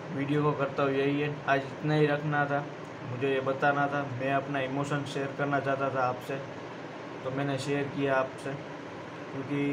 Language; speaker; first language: Hindi; non-native, local second language; Gujarati